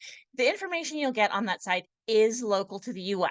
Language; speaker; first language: English; native; English